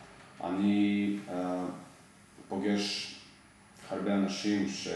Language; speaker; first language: Hebrew; non-native, learner; Serbian